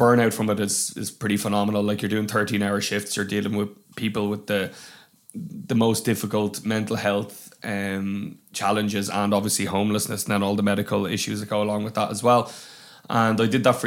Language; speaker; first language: English; native; English